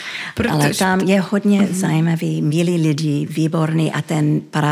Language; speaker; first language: Czech; early bilingual, heritage; Czech